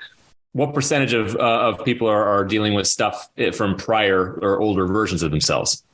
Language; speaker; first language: English; native; English